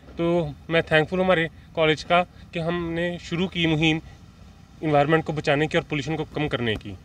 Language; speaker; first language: Hindi; non-native, local second language; Punjabi